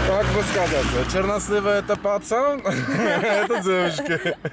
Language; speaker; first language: Russian; non-native, fluent; Armenian